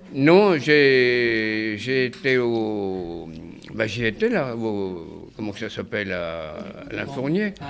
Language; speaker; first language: French; native; French